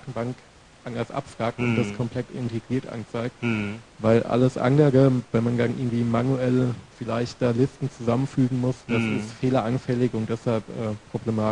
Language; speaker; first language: German; native; German